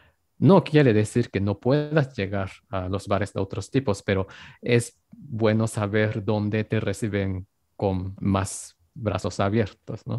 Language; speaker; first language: Spanish; non-native, fluent; Japanese